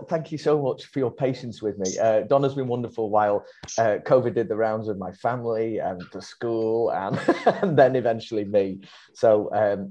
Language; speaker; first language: English; native; English